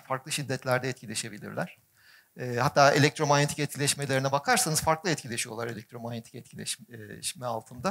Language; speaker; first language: Turkish; native; Turkish